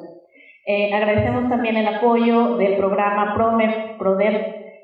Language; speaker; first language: Spanish; native; Spanish